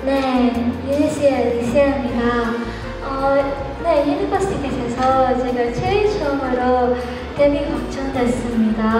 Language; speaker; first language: Korean; non-native, learner; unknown